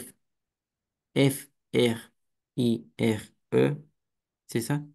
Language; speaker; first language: French; non-native, learner; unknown